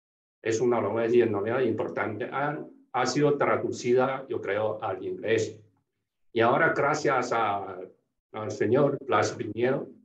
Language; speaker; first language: Spanish; non-native, fluent; Chinese